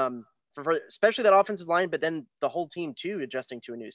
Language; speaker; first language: English; native; English